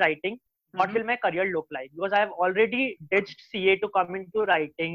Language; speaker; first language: English; non-native, local second language; Hindi